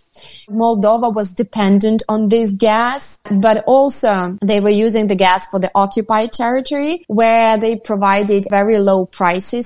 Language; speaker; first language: English; non-native, fluent; Ukrainian